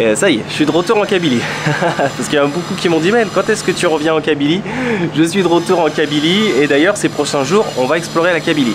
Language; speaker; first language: French; native; French